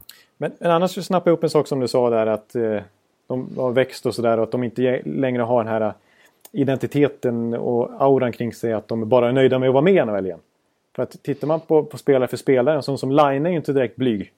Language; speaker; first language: Swedish; native; Swedish